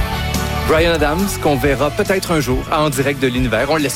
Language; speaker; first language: French; native; French